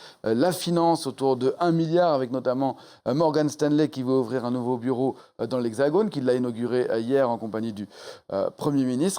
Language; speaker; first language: French; native; French